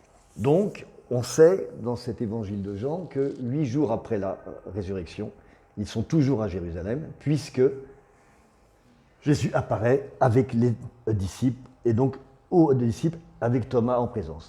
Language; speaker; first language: French; native; French